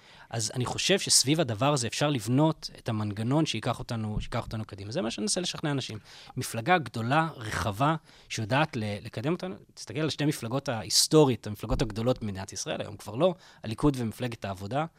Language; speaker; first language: Hebrew; non-native, fluent; English